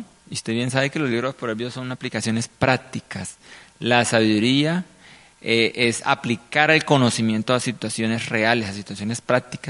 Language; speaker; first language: Spanish; native; Spanish